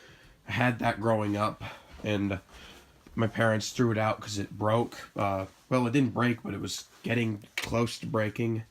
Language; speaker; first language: English; native; English